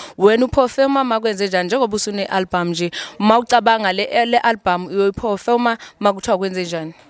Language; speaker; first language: Zulu; non-native, local second language; Xhosa